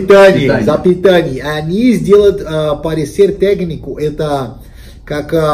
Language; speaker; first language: Russian; non-native, learner; Portuguese